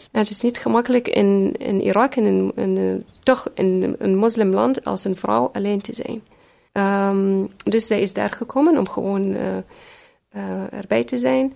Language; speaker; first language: Dutch; early bilingual, other home language; Arabic